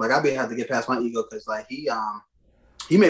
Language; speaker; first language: English; native; English